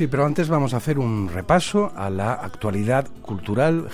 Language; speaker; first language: Spanish; native; Spanish